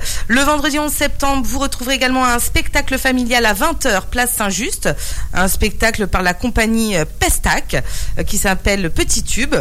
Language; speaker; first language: French; native; French